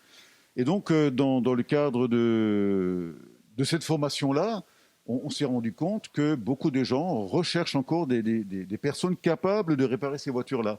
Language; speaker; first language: French; native; French